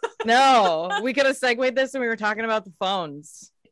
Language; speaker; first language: English; native; English